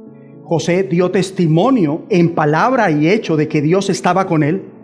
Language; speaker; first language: Spanish; native; Spanish